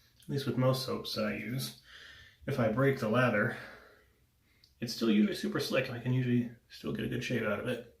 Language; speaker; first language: English; native; English